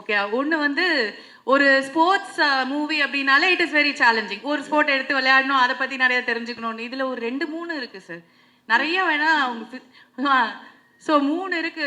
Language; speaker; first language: Tamil; native; Tamil